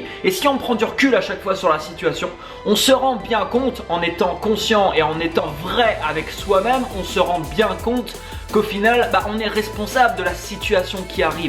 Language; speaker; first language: French; native; French